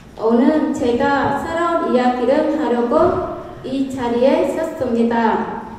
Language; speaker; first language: Korean; non-native, fluent; Vietnamese